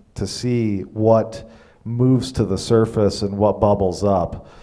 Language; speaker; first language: English; native; English